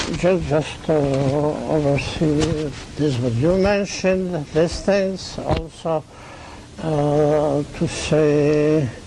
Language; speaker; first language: English; non-native, learner; Russian